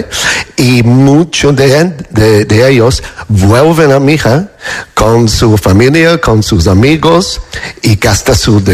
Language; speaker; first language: Spanish; non-native, fluent; English